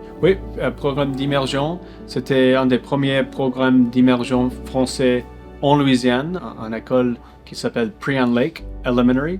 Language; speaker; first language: French; non-native, local second language; English